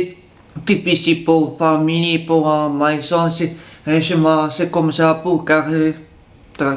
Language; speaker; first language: French; non-native, learner; Bulgarian